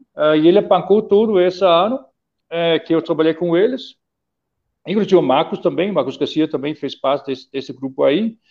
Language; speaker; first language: Portuguese; non-native, fluent; Danish